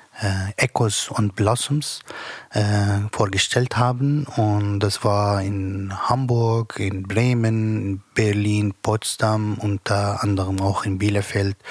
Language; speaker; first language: German; non-native, learner; Arabic